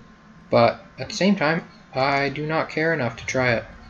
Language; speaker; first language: English; native; English